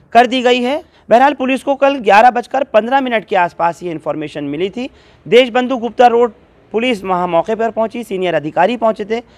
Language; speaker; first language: Hindi; native; Hindi